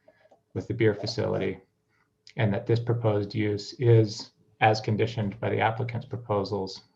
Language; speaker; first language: English; native; English